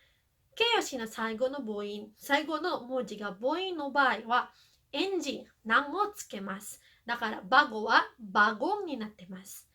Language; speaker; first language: Japanese; non-native, fluent; Filipino